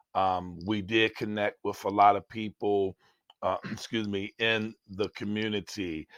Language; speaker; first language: English; native; English